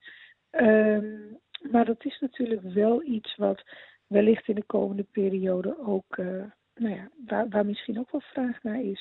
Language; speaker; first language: Dutch; native; Dutch